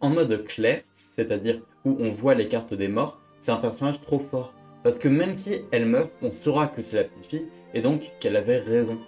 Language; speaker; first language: French; native; French